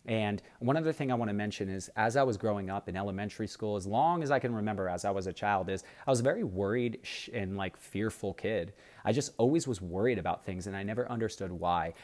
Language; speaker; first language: English; native; English